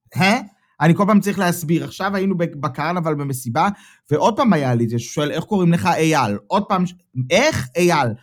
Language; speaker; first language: Hebrew; native; Hebrew